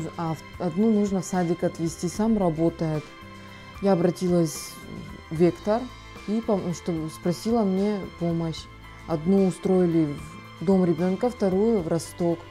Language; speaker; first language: Russian; non-native, fluent; Azerbaijani